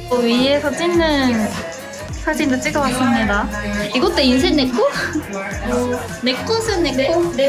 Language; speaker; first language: Korean; early bilingual, heritage; Japanese